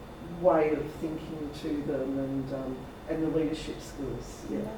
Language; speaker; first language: English; native; English